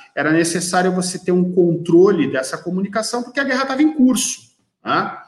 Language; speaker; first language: Portuguese; native; Portuguese